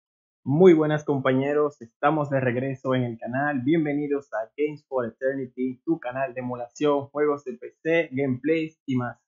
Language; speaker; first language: Spanish; native; Spanish